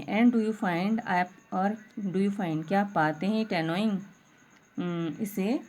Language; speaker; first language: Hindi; native; Hindi